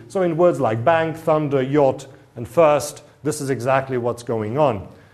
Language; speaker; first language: English; non-native, fluent; Hungarian